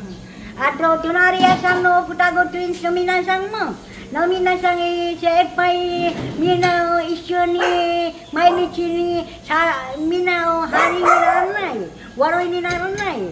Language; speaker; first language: Japanese; non-native, learner; Filipino